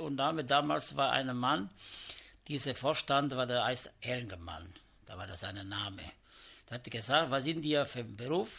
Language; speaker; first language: German; non-native, learner; Italian